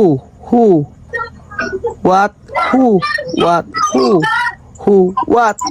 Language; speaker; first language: English; non-native, learner; Filipino